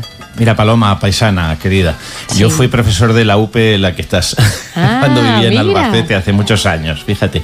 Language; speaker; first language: Spanish; native; Spanish